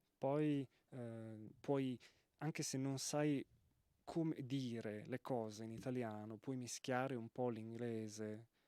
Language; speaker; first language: Italian; native; Italian